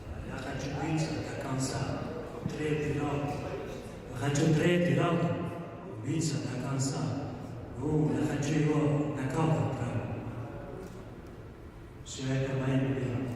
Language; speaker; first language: Russian; non-native, learner; Tajik